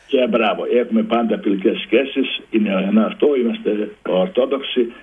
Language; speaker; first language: Greek; non-native, fluent; Serbian